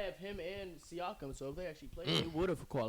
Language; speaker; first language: English; native; English